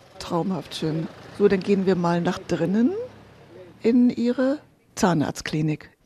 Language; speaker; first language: German; native; German